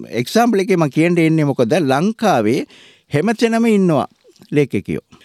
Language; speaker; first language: Sinhala; non-native, local second language; Tamil